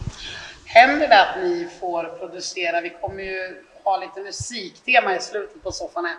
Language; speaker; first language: Swedish; native; Swedish